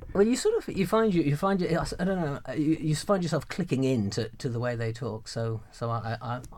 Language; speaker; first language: English; native; English